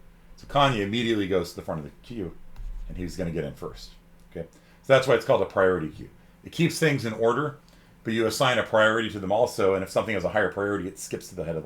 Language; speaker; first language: English; native; English